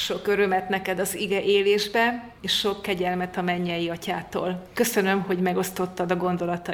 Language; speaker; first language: Hungarian; native; Hungarian